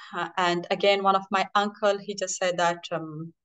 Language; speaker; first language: English; non-native, fluent; Persian